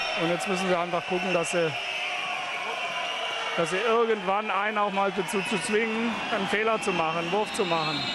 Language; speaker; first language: German; native; German